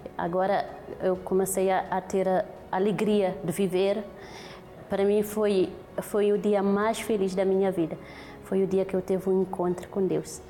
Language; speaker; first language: Portuguese; non-native, local second language; Kabuverdianu